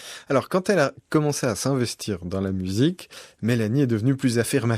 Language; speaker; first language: French; native; French